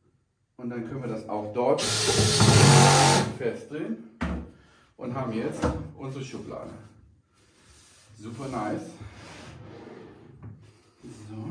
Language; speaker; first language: German; native; German